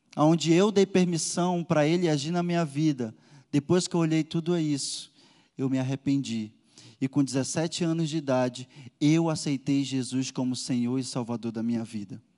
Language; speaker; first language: Portuguese; native; Portuguese